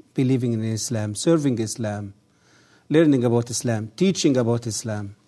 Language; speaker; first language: English; early bilingual, other home language; Arabic